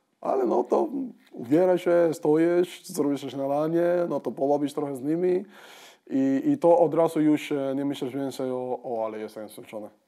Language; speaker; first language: Polish; non-native, fluent; Spanish